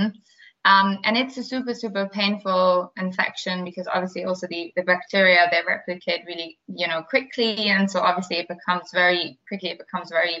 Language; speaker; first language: English; non-native, fluent; German